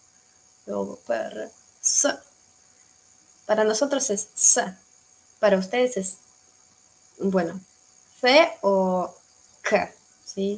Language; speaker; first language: Spanish; non-native, fluent; Russian